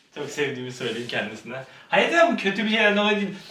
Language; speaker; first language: Turkish; native; Turkish